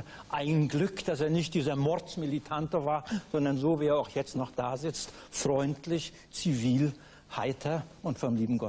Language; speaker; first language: German; native; German